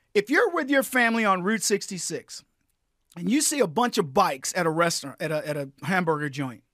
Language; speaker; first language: English; native; English